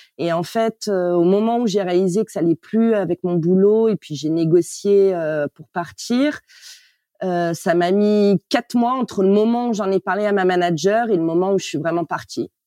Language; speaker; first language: French; native; French